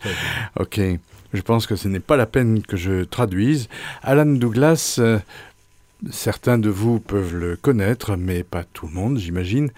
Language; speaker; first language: French; native; French